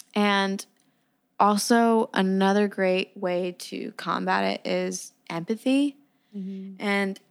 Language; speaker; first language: English; native; English